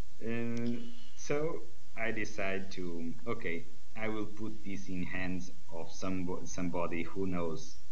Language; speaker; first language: English; non-native, learner; Portuguese